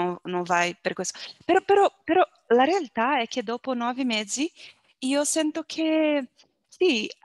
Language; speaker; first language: Italian; non-native, learner; Portuguese